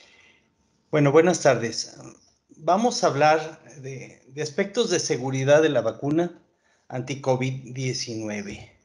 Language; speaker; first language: Spanish; native; Spanish